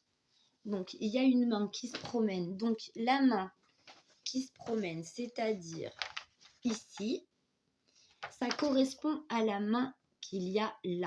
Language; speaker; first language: French; native; French